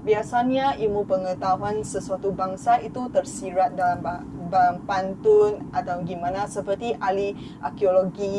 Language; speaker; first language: Indonesian; non-native, fluent; Chinese